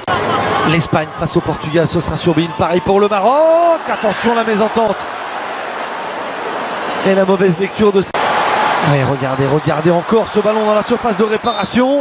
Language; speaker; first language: French; native; French